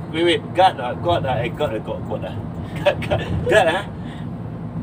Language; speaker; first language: English; non-native, local second language; Malay